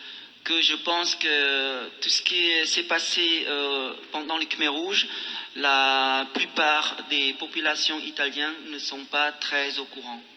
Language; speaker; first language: French; non-native, fluent; Khmer